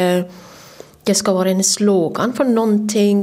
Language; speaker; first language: Swedish; non-native, fluent; Persian